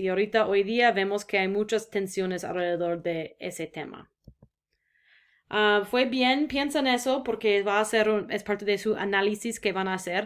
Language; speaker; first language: Spanish; non-native, fluent; English